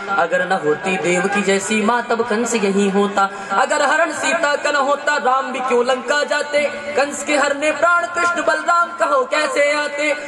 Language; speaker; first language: Hindi; native; Hindi